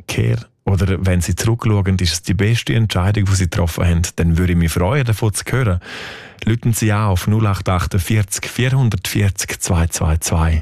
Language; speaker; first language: German; native; German